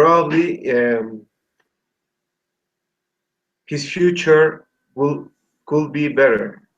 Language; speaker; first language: English; non-native, learner; Spanish